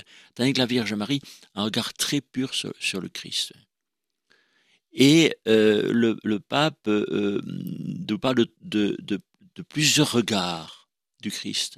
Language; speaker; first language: French; native; French